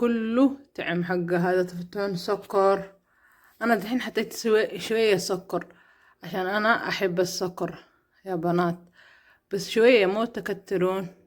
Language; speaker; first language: Arabic; non-native, learner; Somali